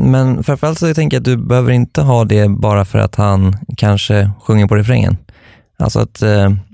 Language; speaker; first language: Swedish; native; Swedish